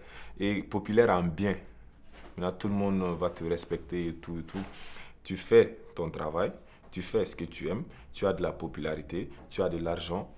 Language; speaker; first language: French; non-native, local second language; Bambara